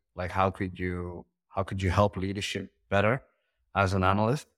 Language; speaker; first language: English; early bilingual, heritage; Dutch